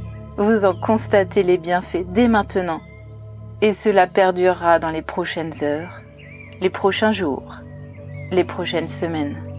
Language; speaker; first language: French; native; French